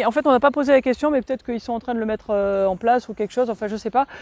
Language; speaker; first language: French; native; French